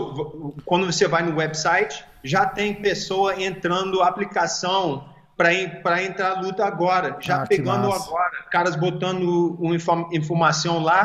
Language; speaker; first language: Portuguese; early bilingual, heritage; English